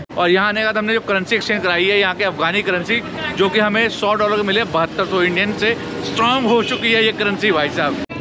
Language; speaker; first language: Hindi; native; Hindi